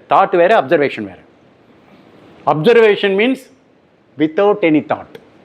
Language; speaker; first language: Tamil; native; Tamil